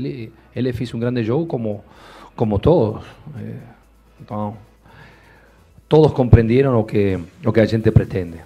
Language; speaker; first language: Portuguese; non-native, fluent; Spanish